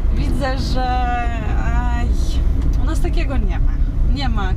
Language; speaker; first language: Polish; non-native, learner; Russian